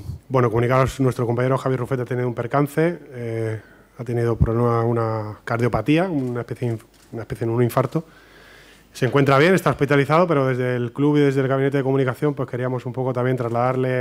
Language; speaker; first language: Spanish; native; Spanish